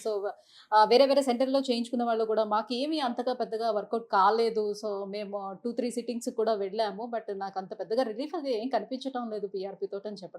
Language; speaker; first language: Telugu; native; Telugu